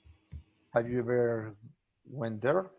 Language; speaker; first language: English; non-native, learner; Spanish